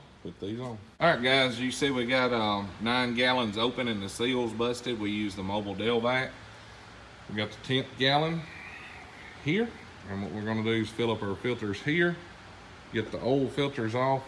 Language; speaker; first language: English; native; English